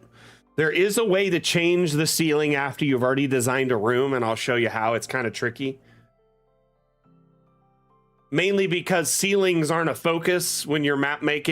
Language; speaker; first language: English; native; English